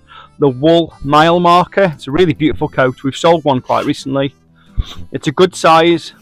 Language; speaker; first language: English; native; English